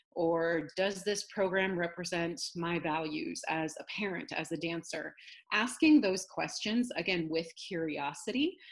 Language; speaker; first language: English; native; English